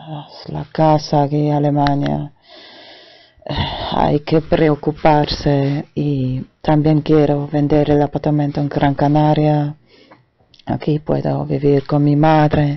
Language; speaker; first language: Spanish; non-native, fluent; German